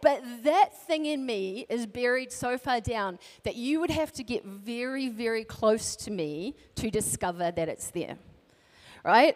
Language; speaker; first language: English; native; English